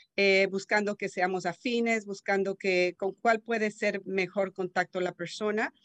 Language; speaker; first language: Spanish; native; Spanish